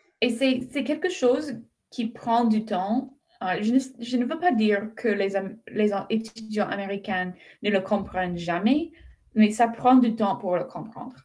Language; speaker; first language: French; non-native, fluent; English